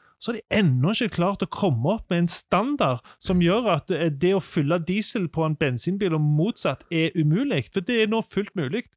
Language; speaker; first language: Norwegian; native; Norwegian